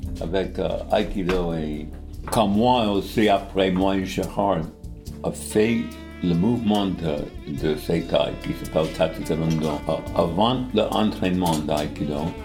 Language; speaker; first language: French; non-native, fluent; English